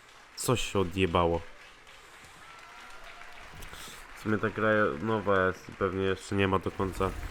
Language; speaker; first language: Polish; native; Polish